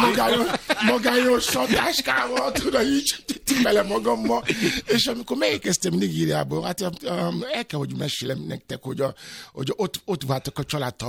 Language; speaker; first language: Hungarian; non-native, fluent; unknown